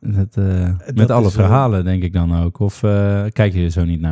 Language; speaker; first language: Dutch; native; Dutch